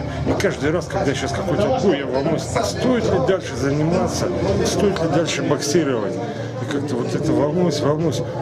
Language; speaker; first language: Russian; native; Russian